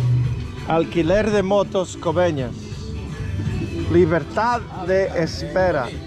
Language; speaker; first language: Spanish; non-native, learner; English